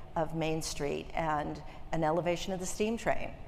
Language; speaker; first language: English; native; English